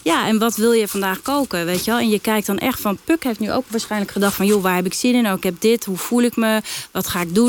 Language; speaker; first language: Dutch; native; Dutch